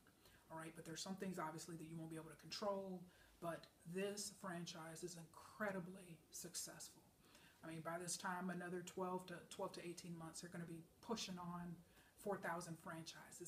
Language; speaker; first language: English; native; English